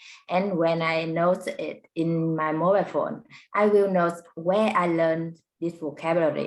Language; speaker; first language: English; non-native, learner; Vietnamese